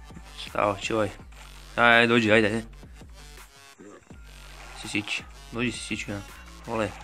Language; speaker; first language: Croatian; early bilingual, heritage; Croatian